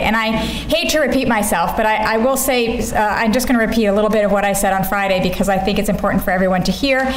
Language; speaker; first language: English; native; English